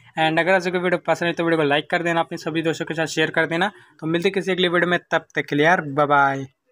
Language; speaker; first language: Hindi; native; Hindi